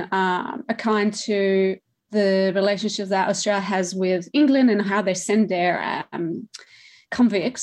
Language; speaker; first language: English; non-native, fluent; French